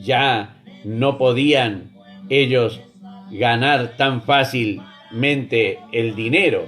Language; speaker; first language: Spanish; native; Spanish